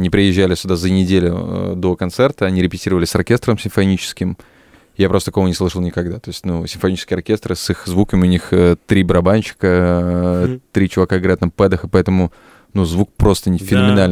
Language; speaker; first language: Russian; native; Russian